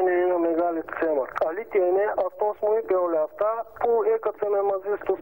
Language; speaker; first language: Greek; non-native, learner; Bulgarian